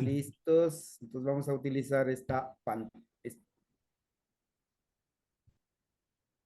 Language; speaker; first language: Spanish; native; Spanish